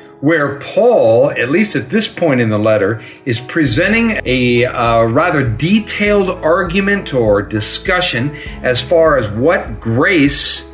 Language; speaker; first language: English; native; English